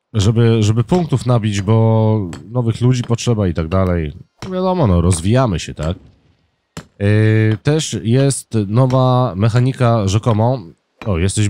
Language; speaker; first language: Polish; native; Polish